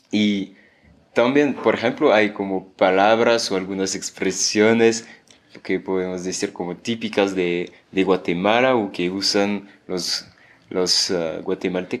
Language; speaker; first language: Spanish; non-native, fluent; French